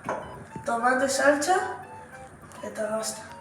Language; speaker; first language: Basque; non-native, local second language; Spanish